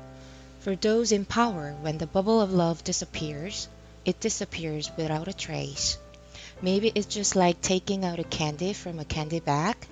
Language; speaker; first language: English; non-native, fluent; Korean